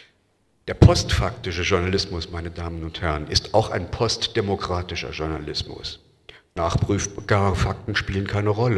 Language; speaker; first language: German; native; German